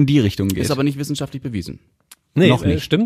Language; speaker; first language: German; native; German